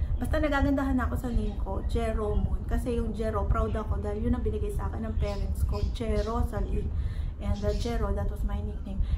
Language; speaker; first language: Filipino; native; Filipino